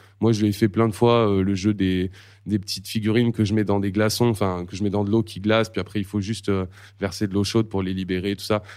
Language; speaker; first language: French; native; French